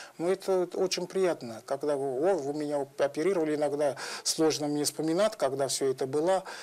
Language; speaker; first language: Russian; non-native, fluent; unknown